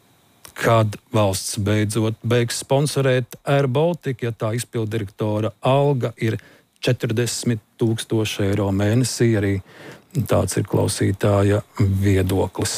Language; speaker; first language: Latvian; native; Latvian